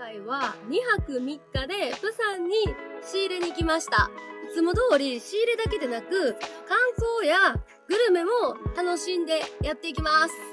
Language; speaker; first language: Japanese; native; Japanese